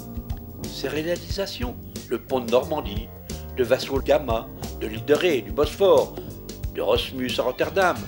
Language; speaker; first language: French; native; French